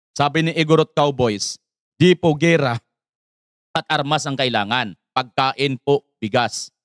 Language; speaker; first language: Filipino; native; Filipino